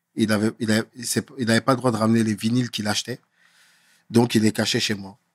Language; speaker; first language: French; native; French